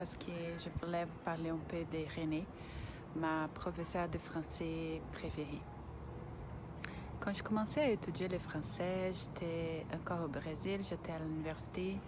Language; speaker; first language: French; non-native, fluent; Portuguese